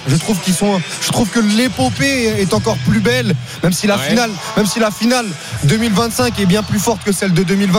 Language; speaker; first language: French; native; French